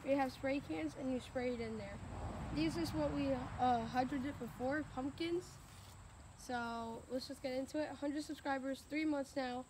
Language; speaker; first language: English; native; English